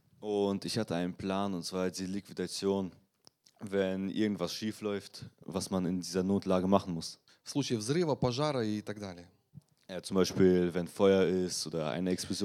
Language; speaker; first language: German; non-native, learner; Russian